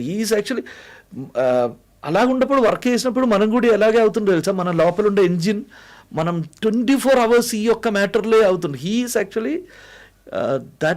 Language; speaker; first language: Telugu; non-native, fluent; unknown